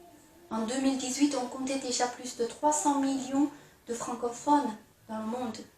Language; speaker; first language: French; non-native, fluent; Chinese